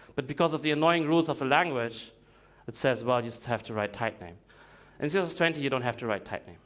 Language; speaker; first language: English; non-native, fluent; Russian